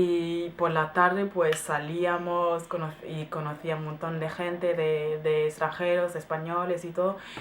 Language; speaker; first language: Spanish; non-native, fluent; German